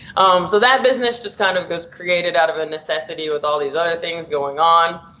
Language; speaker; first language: English; native; English